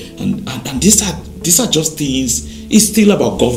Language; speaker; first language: English; non-native, local second language; Yoruba